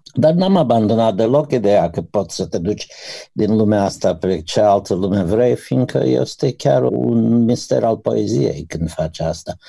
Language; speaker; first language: Romanian; native; Romanian